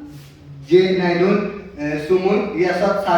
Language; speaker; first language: Korean; non-native, learner; Bangla